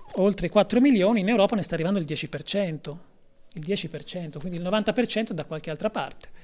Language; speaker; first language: Italian; native; Italian